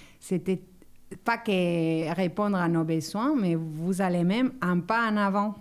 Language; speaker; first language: French; non-native, fluent; Spanish